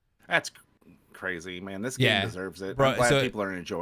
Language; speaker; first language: English; native; English